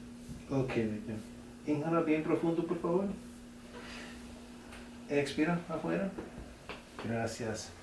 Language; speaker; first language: Spanish; non-native, learner; English